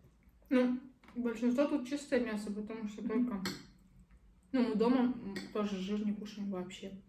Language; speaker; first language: Russian; non-native, local second language; Kazakh